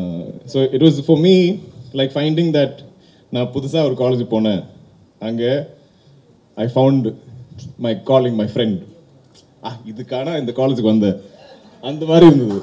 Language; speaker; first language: Tamil; non-native, fluent; Malayalam